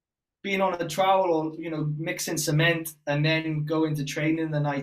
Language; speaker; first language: English; native; English